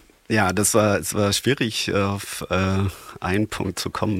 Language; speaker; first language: German; non-native, fluent; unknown